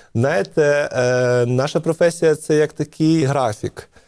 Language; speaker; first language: Ukrainian; non-native, local second language; Russian